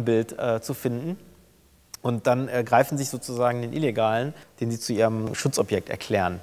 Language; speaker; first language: German; early bilingual, other home language; Turkish